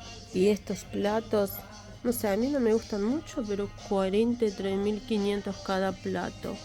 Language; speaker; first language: Spanish; non-native, fluent; Russian